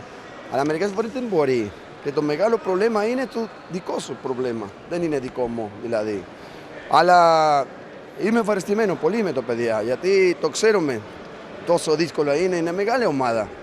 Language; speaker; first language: Greek; non-native, learner; Spanish